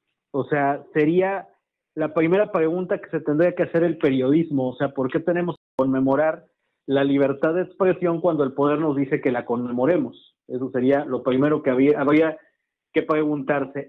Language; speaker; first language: Spanish; native; Spanish